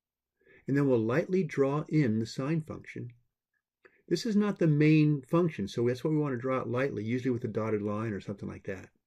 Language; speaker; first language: English; native; English